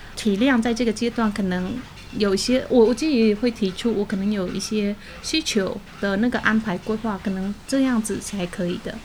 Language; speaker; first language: Chinese; non-native, fluent; Khmer